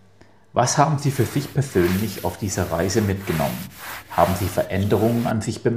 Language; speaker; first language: German; native; German